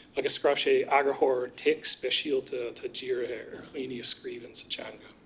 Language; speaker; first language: Irish; non-native, fluent; English